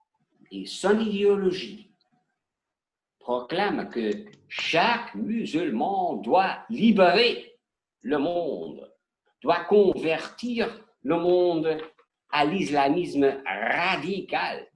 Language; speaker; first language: French; non-native, learner; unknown